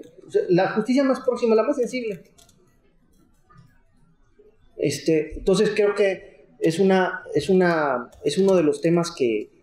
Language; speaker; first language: Spanish; native; Spanish